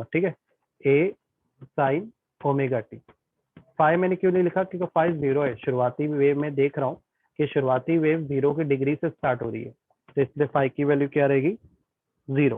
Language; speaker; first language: Hindi; native; Hindi